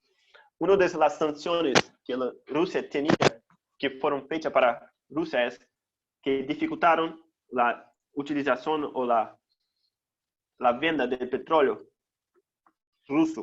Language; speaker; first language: Spanish; non-native, fluent; Portuguese